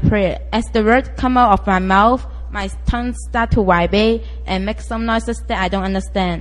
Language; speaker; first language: English; non-native, local second language; Cantonese